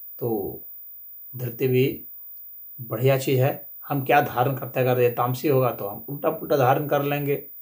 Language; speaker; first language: Hindi; native; Hindi